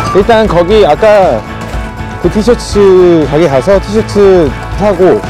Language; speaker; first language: Korean; native; Korean